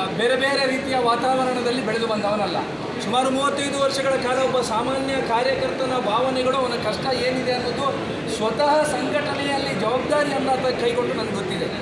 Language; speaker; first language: Kannada; native; Kannada